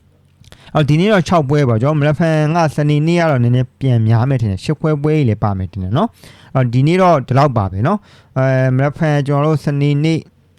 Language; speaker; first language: Burmese; native; Burmese